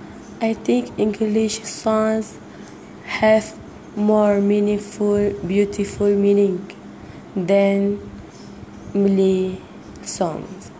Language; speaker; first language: English; non-native, learner; Malay